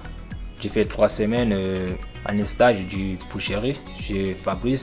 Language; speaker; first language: French; non-native, learner; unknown